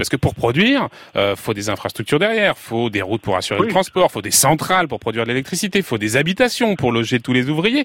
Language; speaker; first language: French; native; French